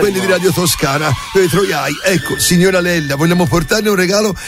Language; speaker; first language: Italian; native; Italian